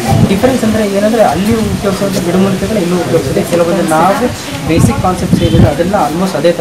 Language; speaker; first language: Kannada; native; Kannada